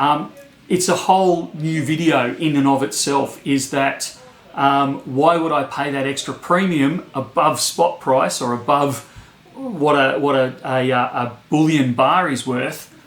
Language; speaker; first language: English; native; English